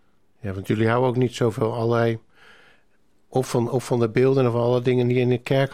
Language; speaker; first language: Dutch; native; Dutch